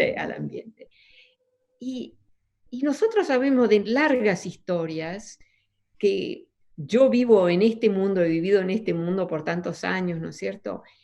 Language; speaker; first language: Spanish; early bilingual, other home language; Dutch